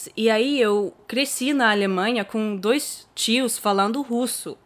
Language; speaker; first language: Portuguese; early bilingual, heritage; German